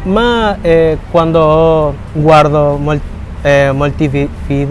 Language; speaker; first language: Italian; non-native, learner; Spanish